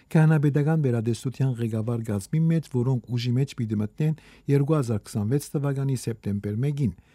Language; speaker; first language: Armenian; native; Armenian